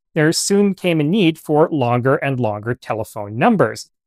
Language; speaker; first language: English; native; English